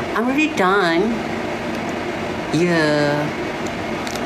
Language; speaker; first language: English; non-native, learner; Malay